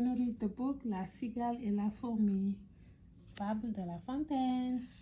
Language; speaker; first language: French; non-native, learner; English